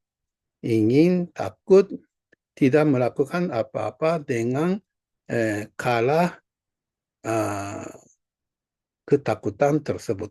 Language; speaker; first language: Indonesian; non-native, fluent; Japanese